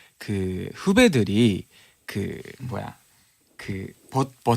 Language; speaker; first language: Korean; non-native, fluent; Japanese